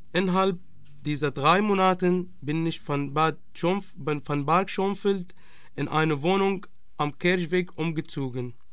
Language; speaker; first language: German; non-native, learner; Arabic